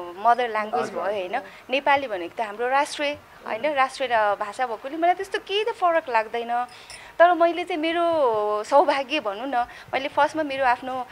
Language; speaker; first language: Nepali; non-native, local second language; Newari